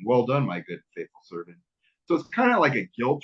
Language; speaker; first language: English; native; English